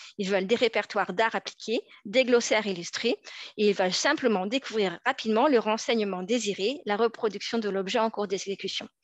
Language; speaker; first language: French; native; French